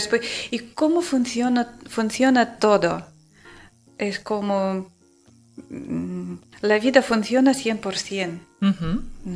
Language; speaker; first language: Spanish; non-native, learner; Ukrainian